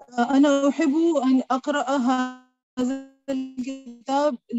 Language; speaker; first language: Arabic; non-native, learner; Urdu